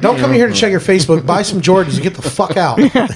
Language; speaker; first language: English; native; English